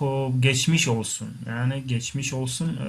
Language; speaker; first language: Turkish; non-native, fluent; Tajik